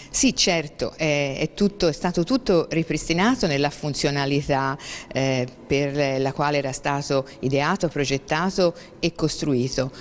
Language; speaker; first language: Italian; native; Italian